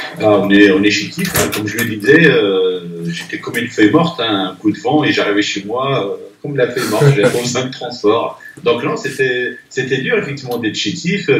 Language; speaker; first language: French; non-native, local second language; Arabic